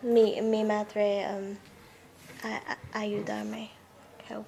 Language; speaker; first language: Spanish; non-native, learner; English